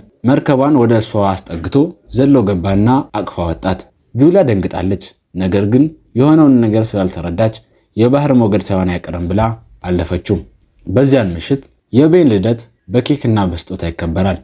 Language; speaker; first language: Amharic; native; Amharic